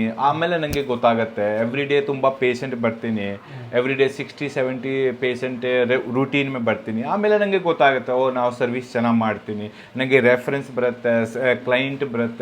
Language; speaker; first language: Kannada; non-native, local second language; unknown